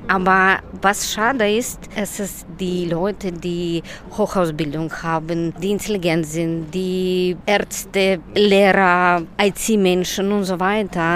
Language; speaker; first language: German; non-native, fluent; Russian